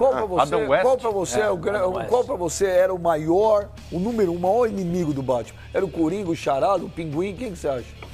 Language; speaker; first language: Portuguese; native; Portuguese